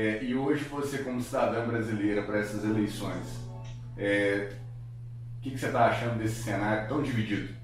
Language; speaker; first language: Portuguese; native; Portuguese